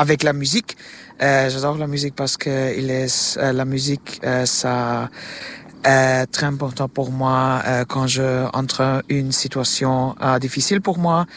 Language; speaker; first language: French; non-native, learner; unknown